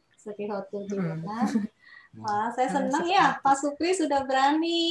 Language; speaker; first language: Indonesian; native; Indonesian